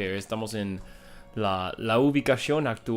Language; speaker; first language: Spanish; non-native, fluent; English